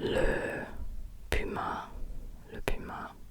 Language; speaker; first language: French; non-native, fluent; German